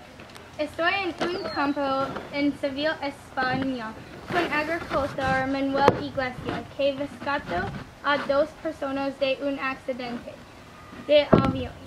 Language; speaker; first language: Spanish; non-native, learner; English